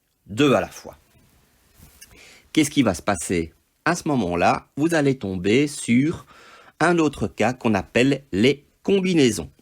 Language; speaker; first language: French; native; French